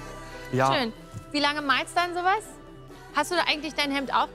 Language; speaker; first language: German; native; German